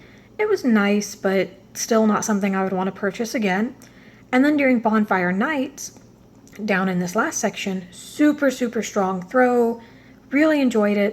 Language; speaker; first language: English; native; English